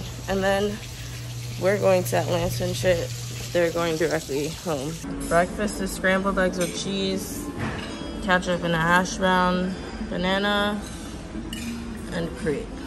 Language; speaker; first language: English; native; English